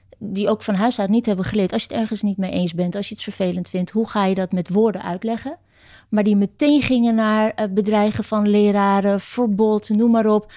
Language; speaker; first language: Dutch; early bilingual, other home language; Turkish